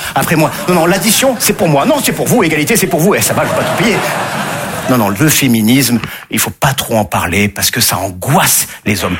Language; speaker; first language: French; native; French